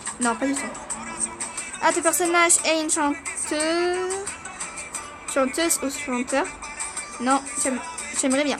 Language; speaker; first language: French; early bilingual, other home language; Portuguese